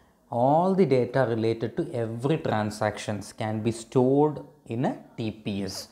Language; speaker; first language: English; non-native, local second language; Malayalam